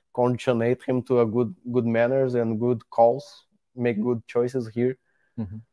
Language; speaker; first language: English; non-native, learner; Portuguese